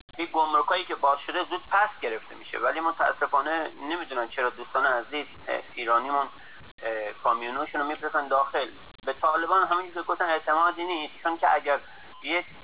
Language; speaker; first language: Persian; native; Persian